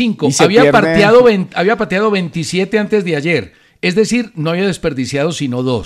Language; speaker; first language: Spanish; native; Spanish